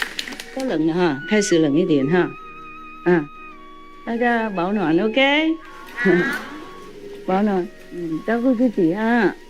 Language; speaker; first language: Chinese; non-native, learner; Vietnamese